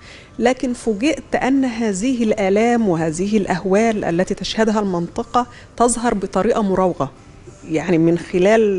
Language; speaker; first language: Arabic; native; Arabic